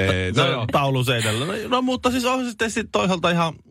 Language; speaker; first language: Finnish; native; Finnish